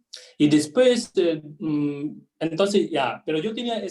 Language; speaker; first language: Spanish; non-native, fluent; German